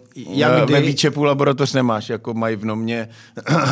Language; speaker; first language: Czech; native; Czech